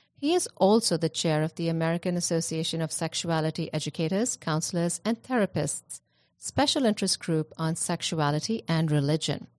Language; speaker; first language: English; non-native, local second language; Punjabi